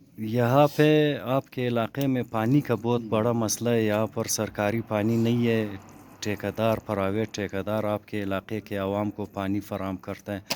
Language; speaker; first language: Urdu; non-native, local second language; Hazaragi